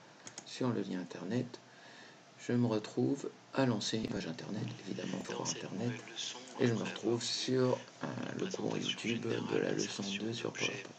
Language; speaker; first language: French; native; French